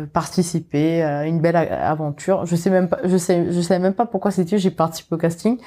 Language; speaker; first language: French; non-native, local second language; Morisyen